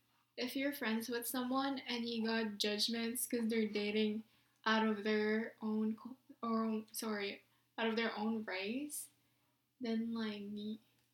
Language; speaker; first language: English; non-native, local second language; Filipino